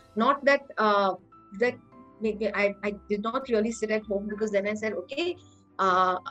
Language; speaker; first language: English; non-native, local second language; Hindi